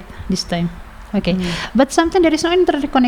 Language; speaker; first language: English; non-native, learner; Indonesian